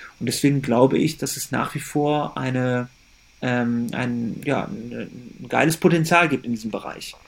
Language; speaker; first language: German; early bilingual, other home language; Persian